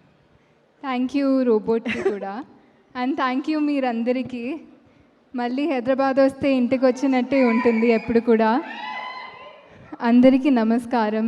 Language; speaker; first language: Telugu; non-native, fluent; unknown